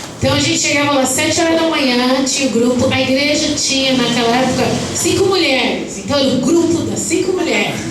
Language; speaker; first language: Portuguese; native; Portuguese